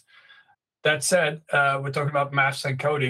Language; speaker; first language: English; non-native, fluent; Dutch